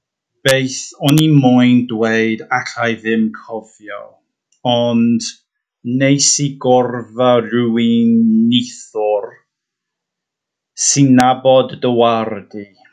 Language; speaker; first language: Welsh; non-native, learner; English